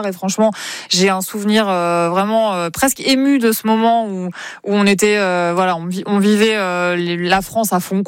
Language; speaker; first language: French; native; French